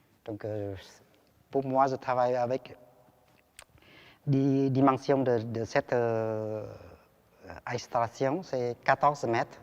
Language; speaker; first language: French; non-native, learner; Vietnamese